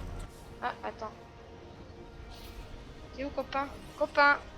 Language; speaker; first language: French; native; French